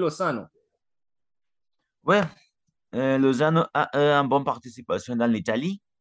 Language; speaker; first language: French; non-native, learner; Spanish